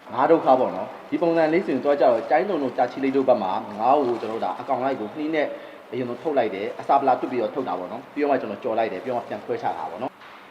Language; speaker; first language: Burmese; native; Burmese